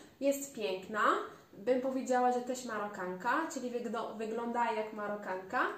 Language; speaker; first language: Polish; non-native, learner; Arabic